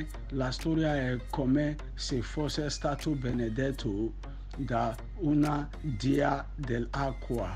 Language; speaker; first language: Italian; non-native, learner; Bini